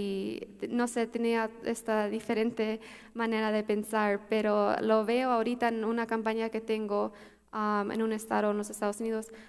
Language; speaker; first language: Spanish; early bilingual, heritage; Spanish